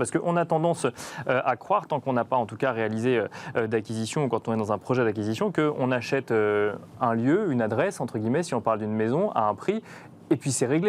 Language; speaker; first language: French; native; French